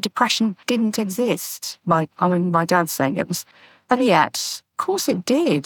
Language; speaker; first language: English; native; English